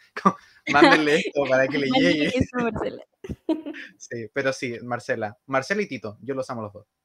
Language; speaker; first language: Spanish; native; Spanish